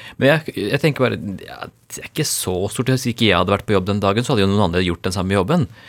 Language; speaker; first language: Norwegian; early bilingual, other home language; Urdu